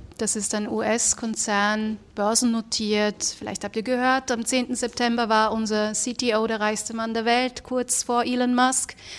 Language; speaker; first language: German; early bilingual, other home language; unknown